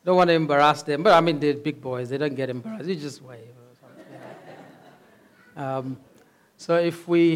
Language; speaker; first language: English; non-native, local second language; Hausa